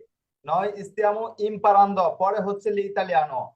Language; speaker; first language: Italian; non-native, fluent; Bangla